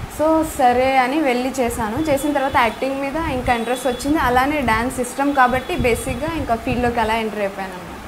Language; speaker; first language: Telugu; non-native, fluent; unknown